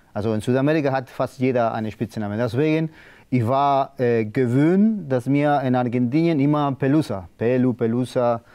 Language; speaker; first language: German; non-native, learner; Spanish